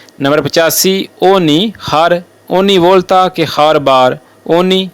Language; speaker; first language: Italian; non-native, fluent; Urdu